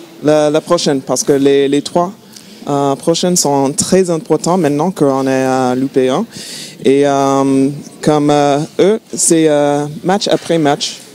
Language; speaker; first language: French; non-native, fluent; English